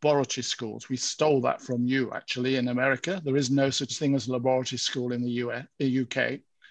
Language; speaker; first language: English; native; English